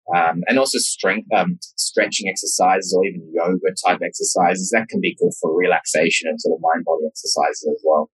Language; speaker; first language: English; native; English